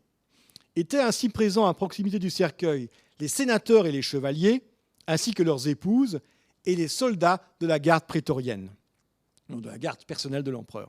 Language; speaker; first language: French; native; French